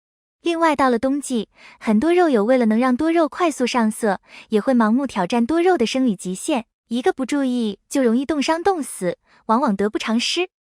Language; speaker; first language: Chinese; native; Chinese